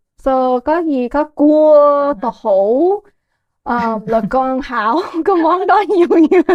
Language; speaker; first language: Vietnamese; early bilingual, heritage; Vietnamese